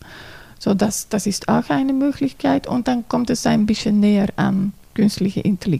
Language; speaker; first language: German; non-native, fluent; Dutch